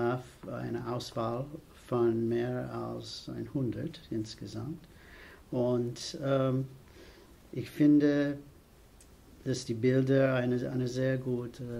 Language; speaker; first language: German; non-native, fluent; English